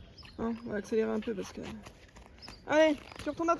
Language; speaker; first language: French; native; French